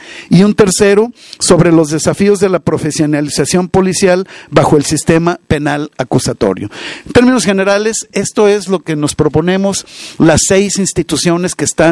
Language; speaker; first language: Spanish; native; Spanish